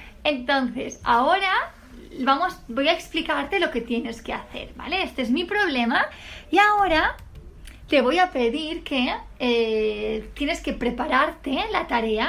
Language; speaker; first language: Spanish; native; Spanish